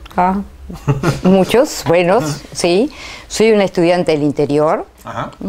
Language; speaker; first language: Spanish; native; Spanish